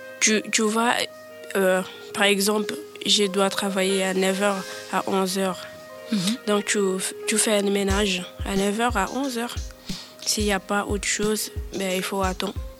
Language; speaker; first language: French; non-native, learner; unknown